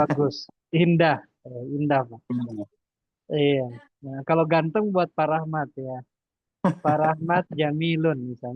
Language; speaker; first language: Indonesian; native; Indonesian